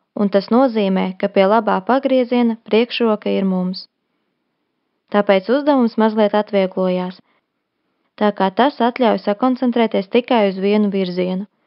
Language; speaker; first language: Latvian; non-native, local second language; Russian